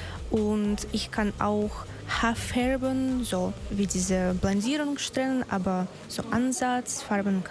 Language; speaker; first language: German; non-native, learner; Russian